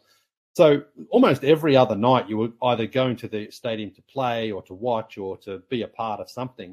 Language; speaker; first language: English; native; English